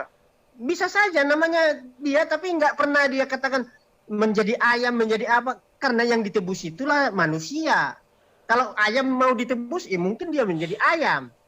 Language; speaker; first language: Indonesian; native; Indonesian